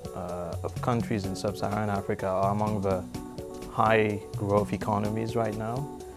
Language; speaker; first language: English; non-native, fluent; Morisyen